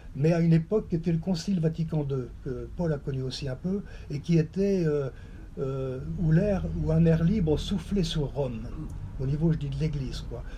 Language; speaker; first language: French; native; French